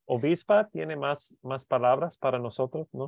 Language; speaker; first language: Spanish; non-native, learner; English